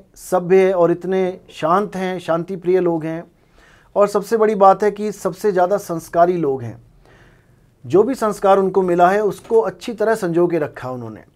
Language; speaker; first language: Hindi; non-native, local second language; Punjabi